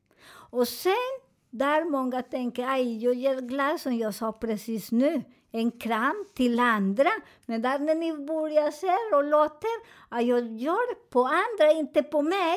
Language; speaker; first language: Swedish; non-native, learner; Spanish